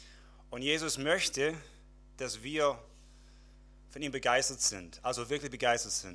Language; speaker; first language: German; non-native, fluent; English